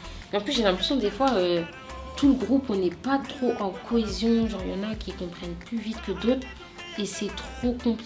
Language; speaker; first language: French; native; French